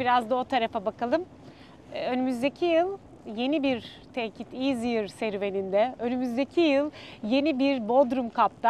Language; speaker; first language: Turkish; native; Turkish